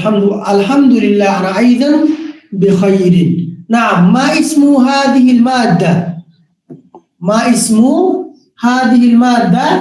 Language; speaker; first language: Arabic; non-native, fluent; Bangla